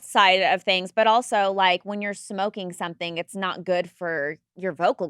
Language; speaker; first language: English; native; English